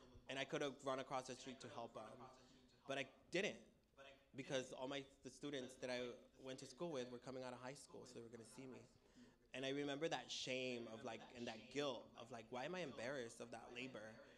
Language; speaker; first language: English; early bilingual, other home language; Spanish